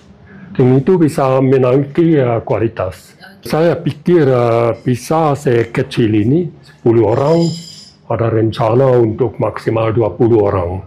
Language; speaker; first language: Indonesian; non-native, fluent; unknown